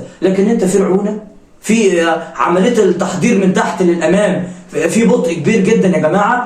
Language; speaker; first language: Arabic; native; Arabic